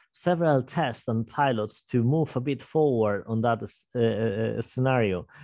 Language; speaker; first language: English; non-native, fluent; Spanish